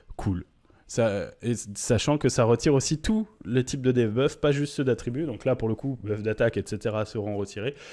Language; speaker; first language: French; native; French